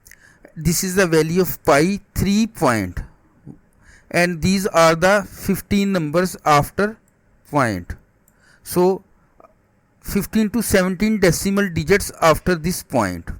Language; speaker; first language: English; non-native, learner; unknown